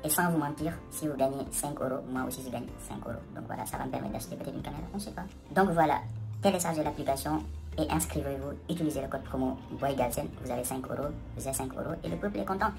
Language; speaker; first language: French; non-native, local second language; Wolof